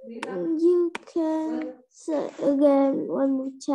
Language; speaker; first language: English; non-native, learner; Vietnamese